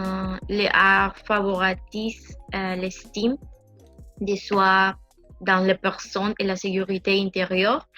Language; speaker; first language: French; non-native, learner; Spanish